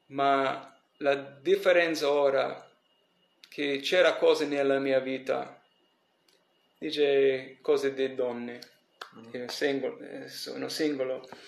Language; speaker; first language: Italian; early bilingual, heritage; English